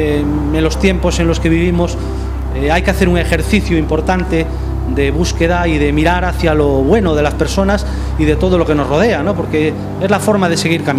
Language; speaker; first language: Spanish; native; Spanish